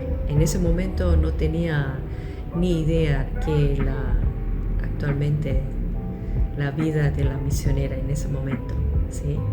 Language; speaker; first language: Spanish; non-native, local second language; Korean